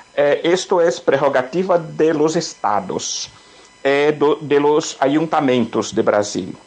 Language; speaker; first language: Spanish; non-native, fluent; Portuguese